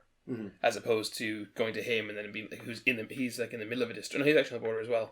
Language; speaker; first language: English; native; English